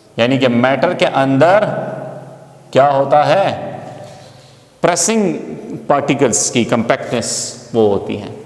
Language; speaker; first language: Urdu; non-native, local second language; Pashto